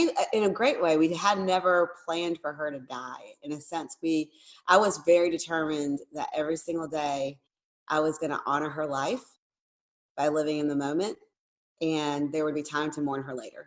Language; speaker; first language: English; native; English